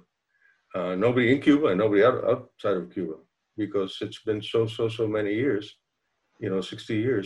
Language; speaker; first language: English; non-native, fluent; Spanish